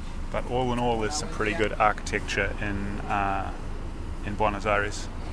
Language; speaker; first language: English; native; English